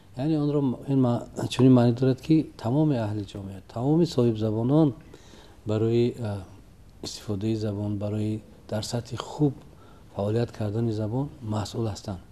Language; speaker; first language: Persian; native; Persian